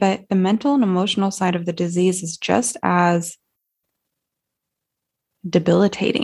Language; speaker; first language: English; native; English